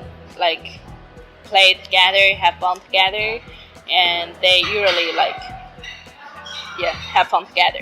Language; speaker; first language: English; non-native, learner; Chinese